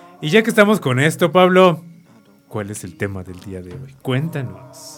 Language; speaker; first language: Spanish; native; Spanish